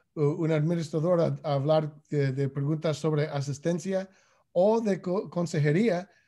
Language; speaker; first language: Spanish; non-native, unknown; English